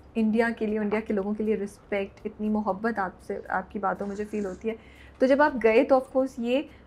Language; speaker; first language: Urdu; native; Urdu